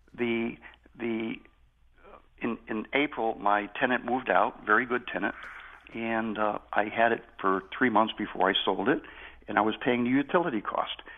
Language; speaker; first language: English; native; English